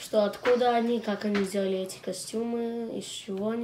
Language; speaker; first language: Russian; early bilingual, heritage; English